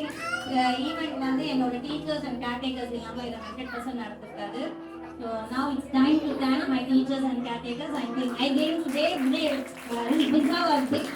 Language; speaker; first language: Tamil; native; Tamil